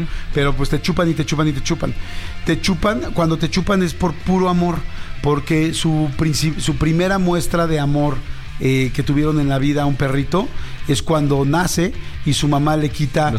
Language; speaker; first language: Spanish; native; Spanish